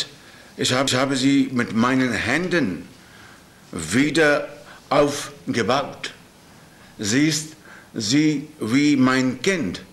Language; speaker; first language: German; non-native, learner; Urdu